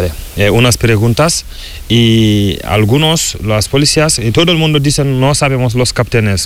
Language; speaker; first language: Spanish; non-native, learner; Fula